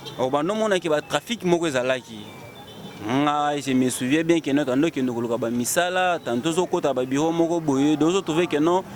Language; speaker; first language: Lingala; non-native, local second language; Luba-Lulua